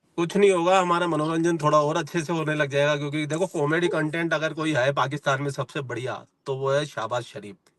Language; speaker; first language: Hindi; native; Hindi